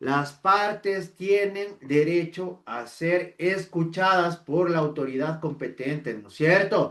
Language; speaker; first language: Spanish; native; Spanish